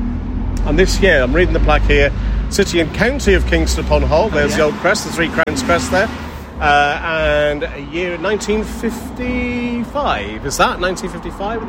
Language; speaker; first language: English; native; English